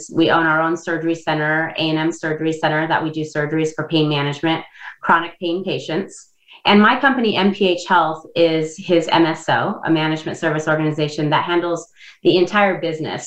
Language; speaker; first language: English; non-native, fluent; Indonesian